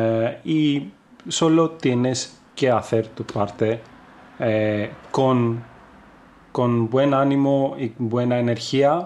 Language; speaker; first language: Spanish; non-native, fluent; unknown